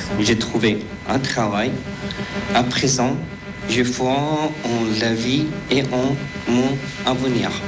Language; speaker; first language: French; non-native, learner; Persian